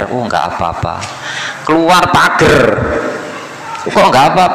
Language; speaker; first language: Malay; non-native, local second language; Javanese